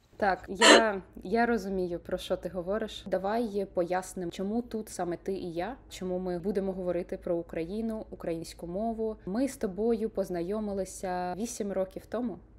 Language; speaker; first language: Ukrainian; native; Ukrainian